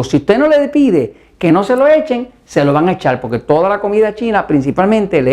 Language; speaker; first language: Spanish; native; Spanish